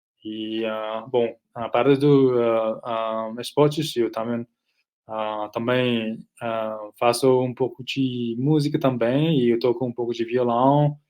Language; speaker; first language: Portuguese; non-native, fluent; Nepali